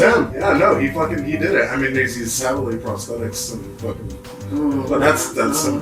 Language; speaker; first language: English; native; English